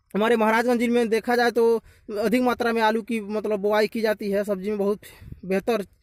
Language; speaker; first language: Hindi; native; Hindi